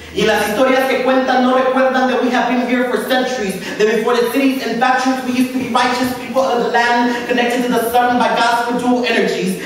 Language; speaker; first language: English; early bilingual, other home language; Spanish